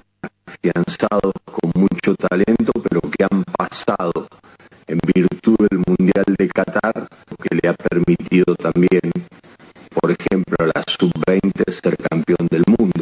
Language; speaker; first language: Spanish; native; Spanish